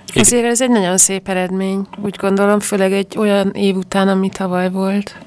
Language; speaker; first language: Hungarian; native; Hungarian